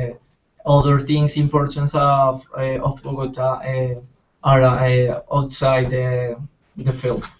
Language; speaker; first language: English; non-native, learner; Spanish